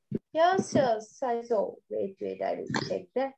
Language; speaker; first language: English; non-native, local second language; Sinhala